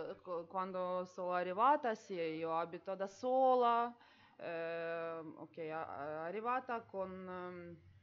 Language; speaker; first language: Italian; non-native, learner; Ukrainian